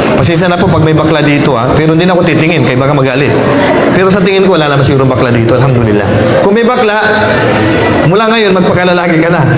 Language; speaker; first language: Filipino; non-native, local second language; Maranao